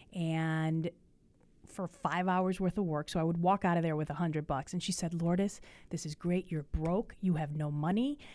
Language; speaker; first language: English; early bilingual, other home language; Spanish